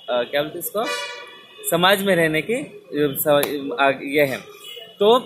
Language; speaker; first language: Hindi; non-native, local second language; Marathi